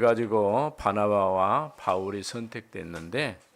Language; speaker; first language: Korean; native; Korean